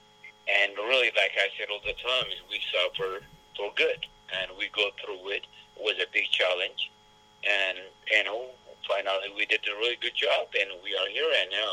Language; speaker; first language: English; non-native, learner; Amharic